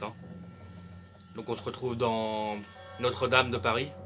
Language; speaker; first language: French; native; French